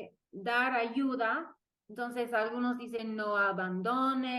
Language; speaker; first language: Spanish; non-native, fluent; English